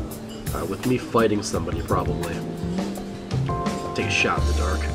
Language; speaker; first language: English; native; English